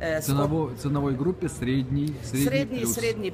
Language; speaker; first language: Russian; native; Russian